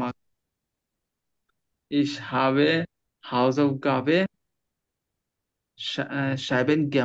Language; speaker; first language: German; non-native, learner; Bangla